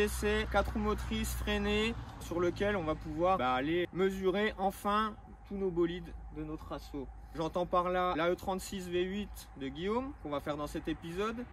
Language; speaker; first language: French; native; French